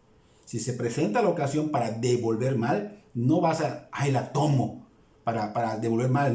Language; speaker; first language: Spanish; native; Spanish